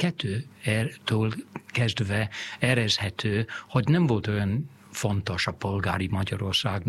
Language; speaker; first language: Hungarian; non-native, fluent; English